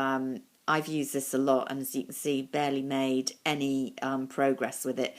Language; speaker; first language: English; native; English